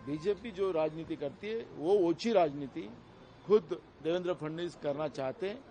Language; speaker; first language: Hindi; non-native, local second language; Marathi